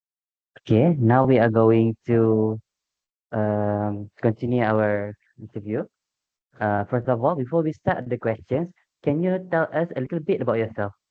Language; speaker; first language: English; non-native, local second language; Malay